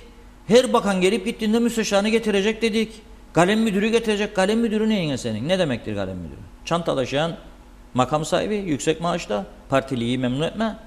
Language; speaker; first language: Turkish; native; Turkish